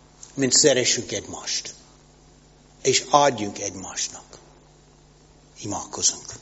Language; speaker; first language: Hungarian; non-native, fluent; English